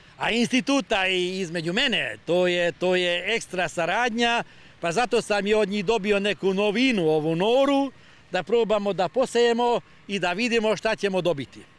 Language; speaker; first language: Serbian; non-native, local second language; Hungarian